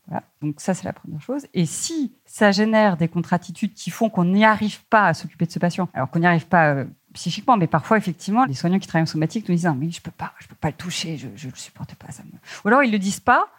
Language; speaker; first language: French; native; French